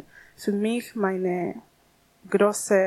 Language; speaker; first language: German; non-native, learner; Spanish